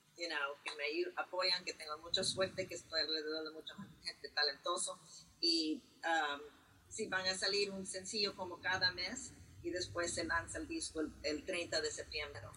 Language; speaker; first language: Spanish; early bilingual, heritage; Spanish